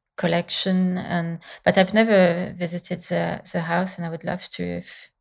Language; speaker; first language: English; non-native, fluent; French